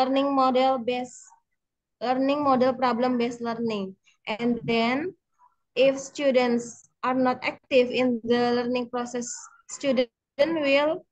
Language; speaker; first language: English; non-native, learner; Indonesian